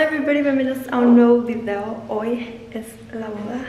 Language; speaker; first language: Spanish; early bilingual, heritage; Spanish